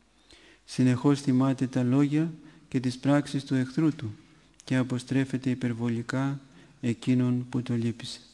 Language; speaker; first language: Greek; native; Greek